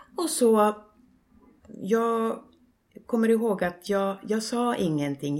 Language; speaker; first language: Swedish; non-native, local second language; Finnish